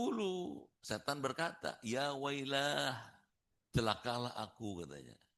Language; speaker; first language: Indonesian; native; Indonesian